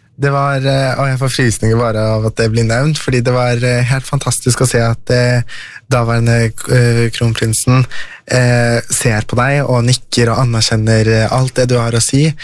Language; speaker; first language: Norwegian; early bilingual, other home language; Persian